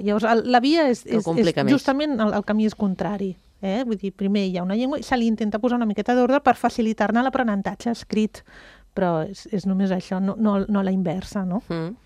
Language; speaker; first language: Catalan; native; Catalan